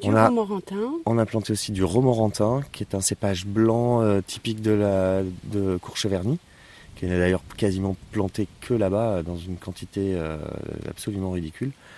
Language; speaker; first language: French; native; French